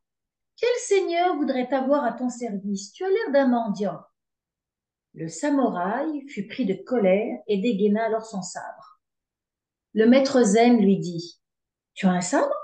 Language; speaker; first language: French; native; French